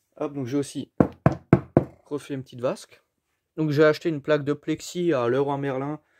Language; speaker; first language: French; native; French